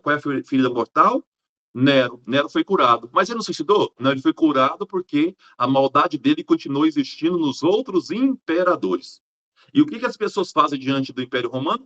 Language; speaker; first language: Portuguese; native; Portuguese